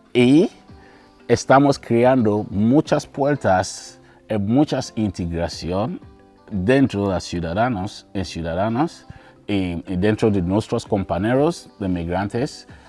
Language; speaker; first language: Spanish; non-native, learner; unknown